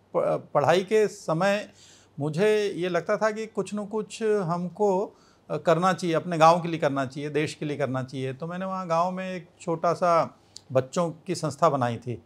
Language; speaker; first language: Hindi; native; Hindi